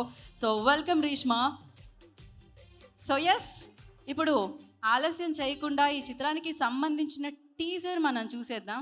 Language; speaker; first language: Telugu; native; Telugu